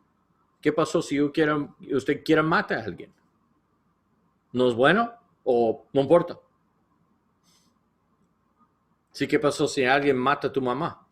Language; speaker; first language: Spanish; non-native, learner; English